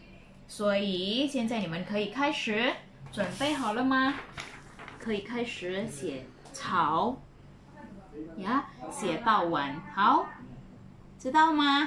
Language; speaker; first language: Chinese; non-native, fluent; Indonesian